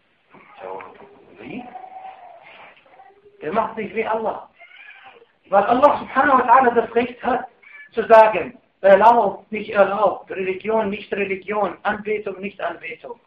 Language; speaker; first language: German; non-native, fluent; Arabic